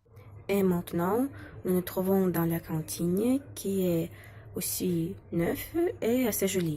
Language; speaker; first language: French; non-native, fluent; Russian